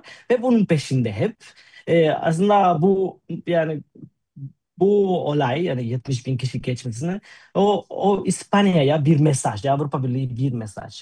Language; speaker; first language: Turkish; non-native, fluent; Spanish